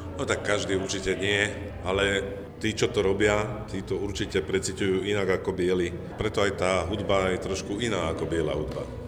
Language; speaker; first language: Slovak; native; Slovak